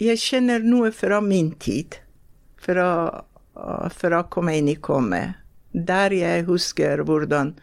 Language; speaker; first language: Norwegian; non-native, fluent; Persian